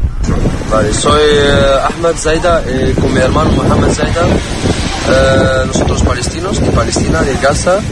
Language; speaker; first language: Spanish; non-native, learner; Arabic